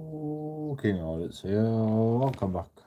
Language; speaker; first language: English; native; English